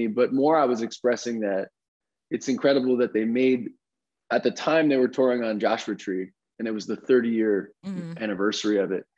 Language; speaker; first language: English; native; English